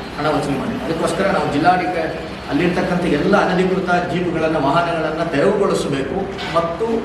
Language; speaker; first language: Kannada; native; Kannada